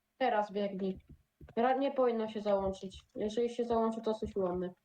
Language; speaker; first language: Polish; native; Polish